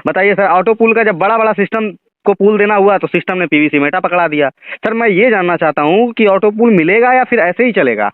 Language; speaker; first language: Hindi; native; Hindi